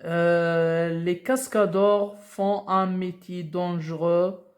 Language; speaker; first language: French; non-native, local second language; Arabic